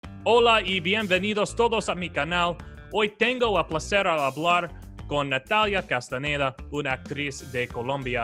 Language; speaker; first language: Spanish; non-native, learner; English